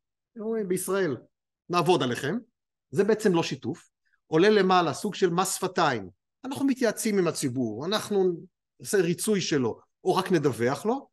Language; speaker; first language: Hebrew; native; Hebrew